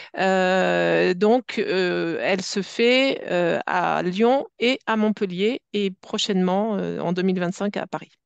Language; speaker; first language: French; native; French